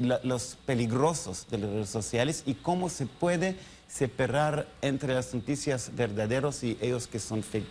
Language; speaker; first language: Spanish; non-native, learner; Hebrew